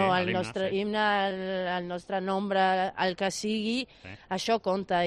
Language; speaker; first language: Catalan; non-native, fluent; Spanish